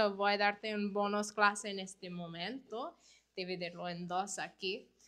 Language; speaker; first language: Spanish; non-native, fluent; English